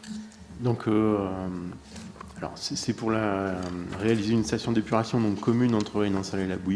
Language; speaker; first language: French; native; French